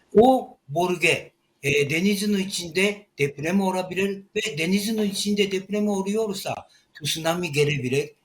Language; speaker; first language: Turkish; non-native, learner; Japanese